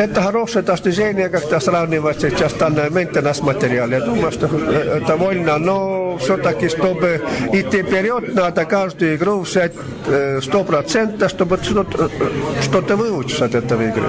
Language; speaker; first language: Russian; non-native, learner; Estonian